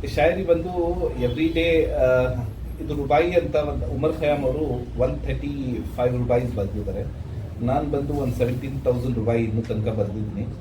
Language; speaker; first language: Kannada; non-native, local second language; Urdu